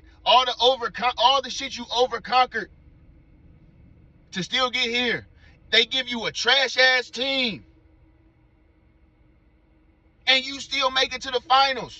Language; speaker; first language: English; native; English